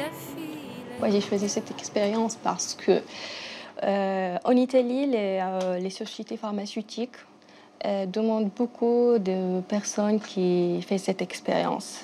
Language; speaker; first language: French; non-native, fluent; Arabic